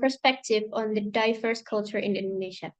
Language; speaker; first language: English; non-native, learner; Indonesian